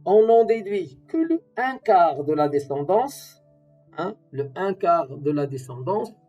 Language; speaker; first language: French; non-native, local second language; Arabic